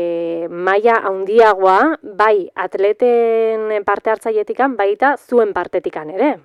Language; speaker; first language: Basque; native; Basque